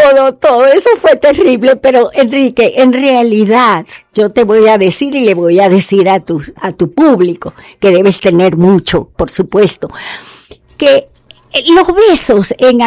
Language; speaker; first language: Spanish; native; Spanish